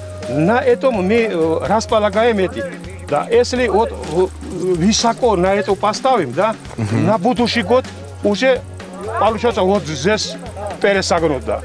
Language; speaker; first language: Russian; non-native, fluent; Georgian